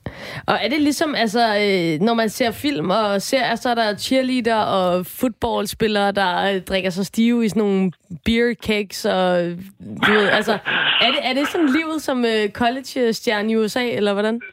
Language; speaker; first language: Danish; native; Danish